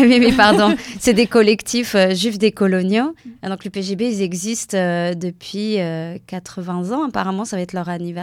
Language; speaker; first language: French; native; French